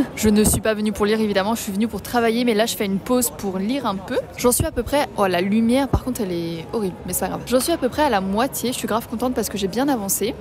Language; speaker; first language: French; early bilingual, other home language; Vietnamese